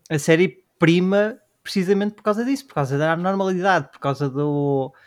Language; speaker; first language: Portuguese; native; Portuguese